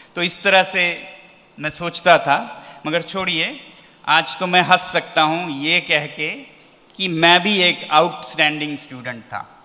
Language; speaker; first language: Hindi; non-native, local second language; Ladakhi